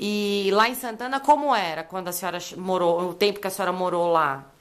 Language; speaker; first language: Portuguese; native; Portuguese